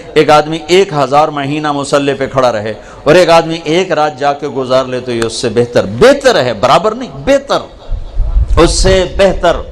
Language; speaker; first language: Urdu; non-native, local second language; Punjabi